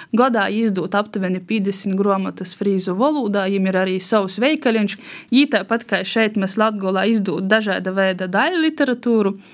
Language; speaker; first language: Latvian; native; Latvian